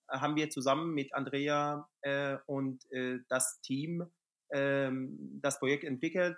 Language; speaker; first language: German; non-native, fluent; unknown